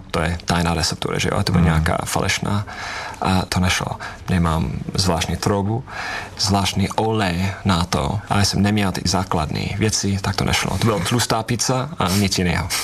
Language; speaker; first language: Czech; non-native, fluent; English